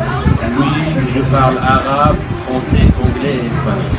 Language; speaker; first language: French; non-native, local second language; Arabic